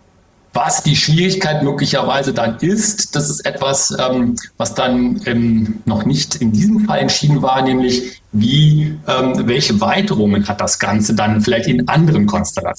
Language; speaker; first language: German; native; German